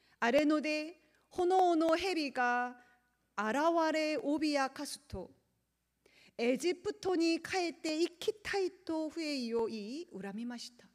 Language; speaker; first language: Japanese; non-native, learner; Korean